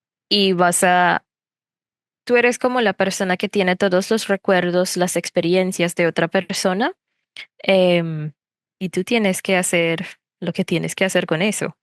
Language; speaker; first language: Spanish; non-native, fluent; English